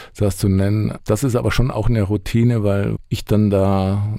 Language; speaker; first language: German; native; German